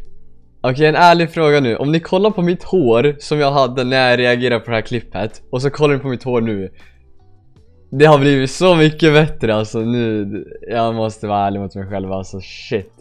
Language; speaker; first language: Swedish; native; Swedish